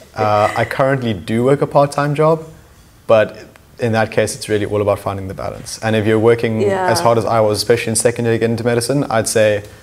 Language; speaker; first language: English; native; English